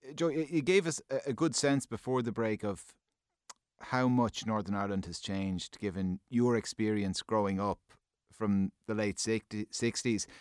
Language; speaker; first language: English; native; English